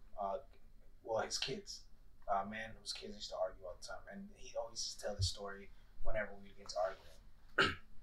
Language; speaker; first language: English; early bilingual, other home language; Tigrinya